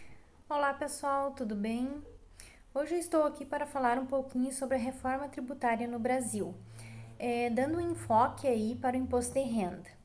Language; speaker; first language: Portuguese; native; Portuguese